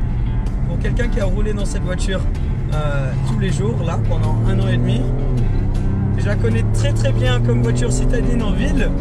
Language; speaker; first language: French; native; French